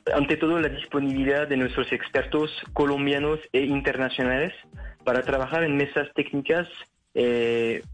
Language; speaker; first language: Spanish; non-native, fluent; French